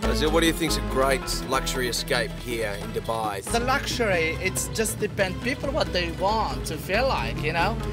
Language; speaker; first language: English; native; English